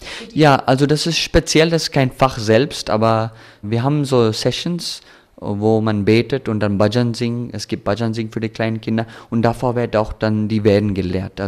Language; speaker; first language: German; early bilingual, heritage; German